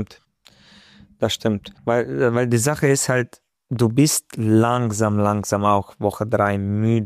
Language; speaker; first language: German; non-native, fluent; Hungarian